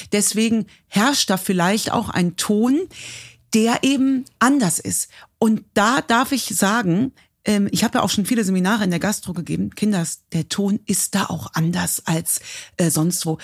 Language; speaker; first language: German; native; German